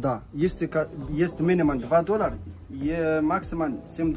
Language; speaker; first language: Russian; non-native, learner; Arabic